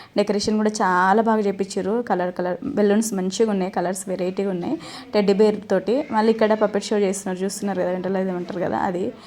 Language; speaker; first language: Telugu; native; Telugu